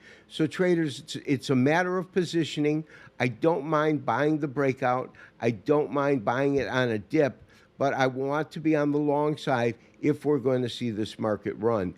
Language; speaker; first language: English; native; English